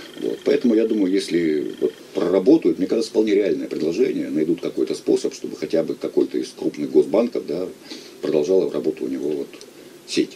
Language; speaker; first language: Russian; native; Russian